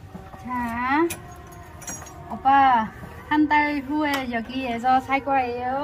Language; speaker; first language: Korean; non-native, learner; Vietnamese